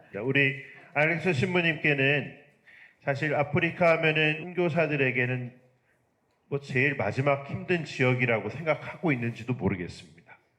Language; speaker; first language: Korean; native; Korean